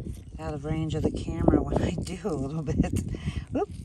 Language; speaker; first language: English; native; English